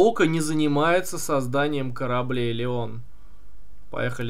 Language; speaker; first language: Russian; native; Russian